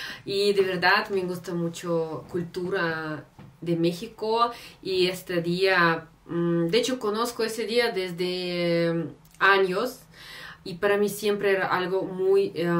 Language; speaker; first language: Spanish; non-native, fluent; Russian